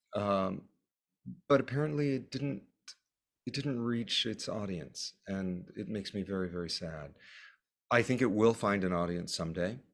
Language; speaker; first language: English; native; English